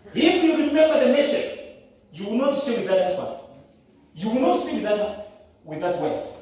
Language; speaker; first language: English; non-native, local second language; Swahili